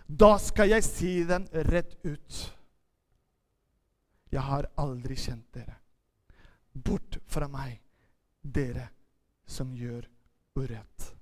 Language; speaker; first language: Norwegian; non-native, fluent; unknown